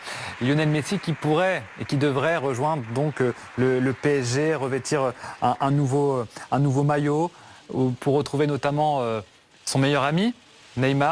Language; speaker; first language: French; native; French